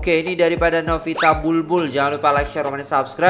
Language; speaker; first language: Indonesian; native; Indonesian